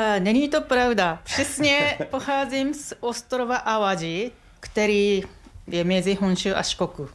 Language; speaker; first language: Czech; non-native, fluent; Japanese